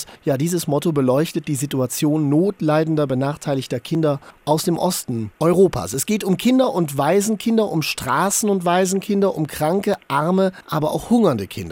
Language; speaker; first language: German; native; German